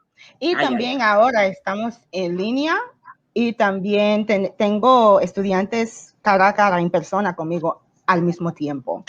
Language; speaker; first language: Spanish; non-native, fluent; English